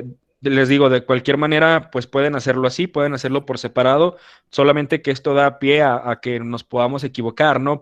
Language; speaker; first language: Spanish; native; Spanish